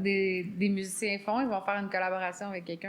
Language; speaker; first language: French; native; French